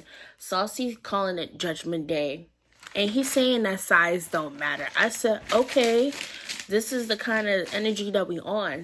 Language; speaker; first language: English; native; English